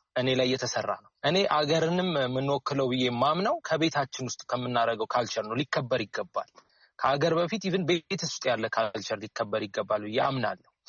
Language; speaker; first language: Amharic; native; Amharic